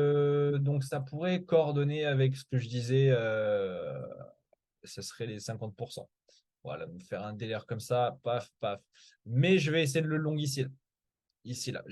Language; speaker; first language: French; native; French